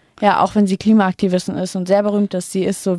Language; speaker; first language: German; native; German